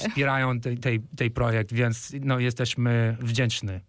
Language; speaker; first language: Polish; non-native, fluent; English